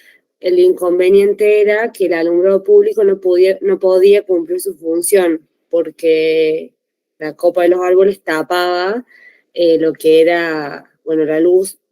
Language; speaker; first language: Spanish; native; Spanish